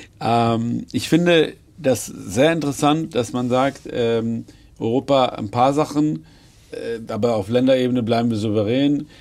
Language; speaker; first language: German; early bilingual, other home language; Persian